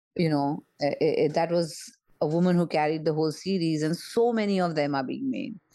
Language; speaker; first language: English; non-native, local second language; Marathi